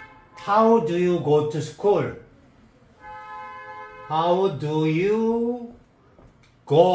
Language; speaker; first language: English; non-native, learner; Korean